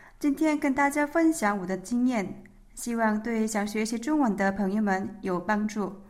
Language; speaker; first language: Chinese; non-native, fluent; Korean